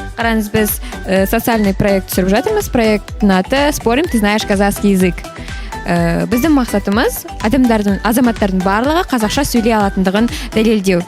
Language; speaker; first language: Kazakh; native; Kazakh